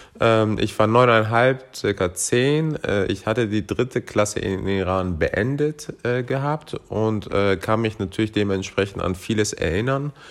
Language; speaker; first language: German; early bilingual, other home language; Persian